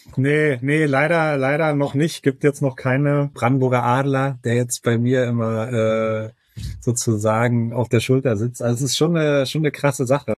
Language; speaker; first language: German; native; German